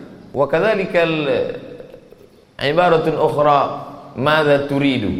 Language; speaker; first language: Arabic; non-native, fluent; Indonesian